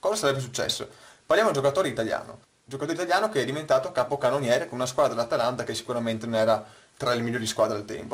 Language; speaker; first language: Italian; native; Italian